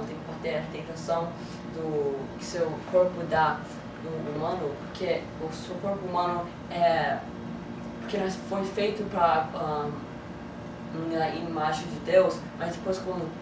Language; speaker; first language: Portuguese; early bilingual, heritage; English